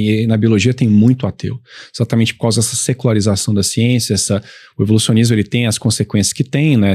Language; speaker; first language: Portuguese; native; Portuguese